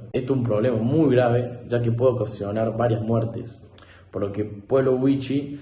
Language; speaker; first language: Spanish; native; Spanish